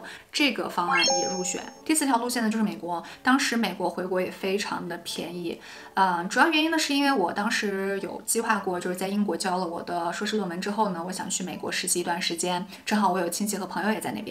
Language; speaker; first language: Chinese; native; Chinese